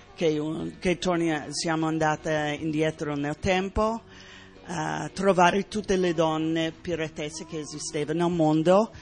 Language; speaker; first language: Italian; non-native, fluent; English